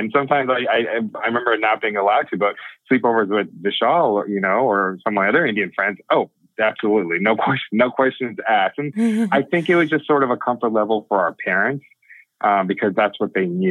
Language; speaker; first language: English; native; English